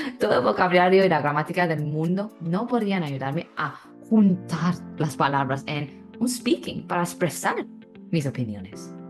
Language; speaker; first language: Spanish; non-native, fluent; Chinese